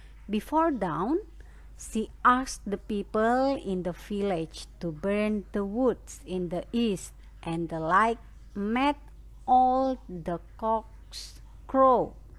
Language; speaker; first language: English; non-native, fluent; Indonesian